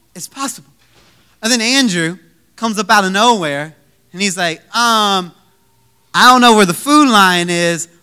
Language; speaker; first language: English; native; English